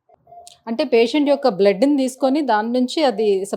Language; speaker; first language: Telugu; native; Telugu